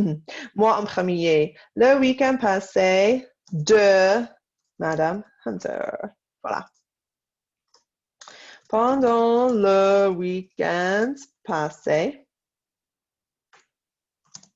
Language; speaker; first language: French; non-native, fluent; English